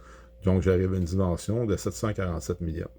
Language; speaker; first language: French; native; French